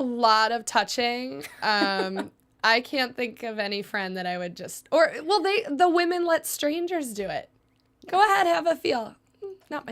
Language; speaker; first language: English; native; English